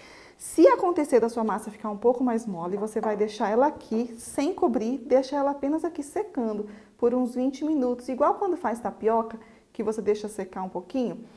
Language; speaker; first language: Portuguese; native; Portuguese